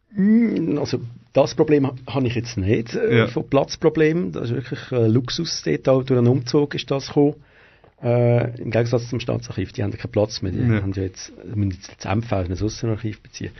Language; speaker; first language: German; native; German